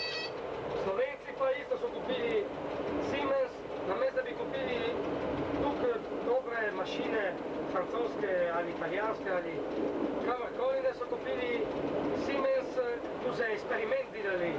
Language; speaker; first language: Slovenian; non-native, learner; Italian